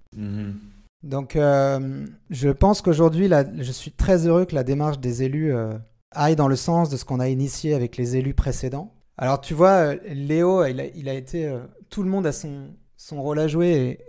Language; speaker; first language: French; native; French